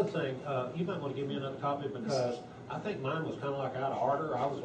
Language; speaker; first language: English; native; English